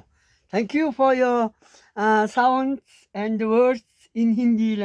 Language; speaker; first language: English; non-native, learner; Mongolian